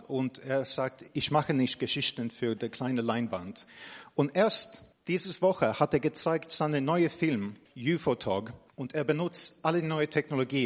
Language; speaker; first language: German; non-native, fluent; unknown